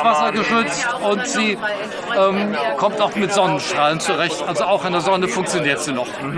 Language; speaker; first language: German; native; German